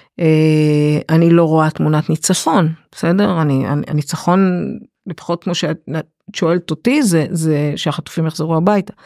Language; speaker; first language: Hebrew; native; Hebrew